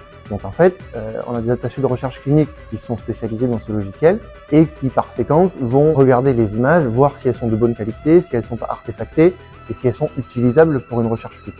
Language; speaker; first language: French; native; French